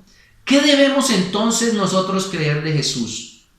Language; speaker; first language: Spanish; native; Spanish